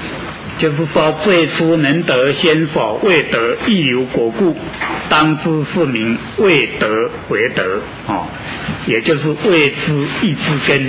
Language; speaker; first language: Chinese; native; Chinese